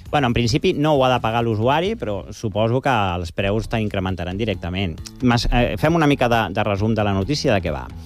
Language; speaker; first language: Catalan; non-native, local second language; Spanish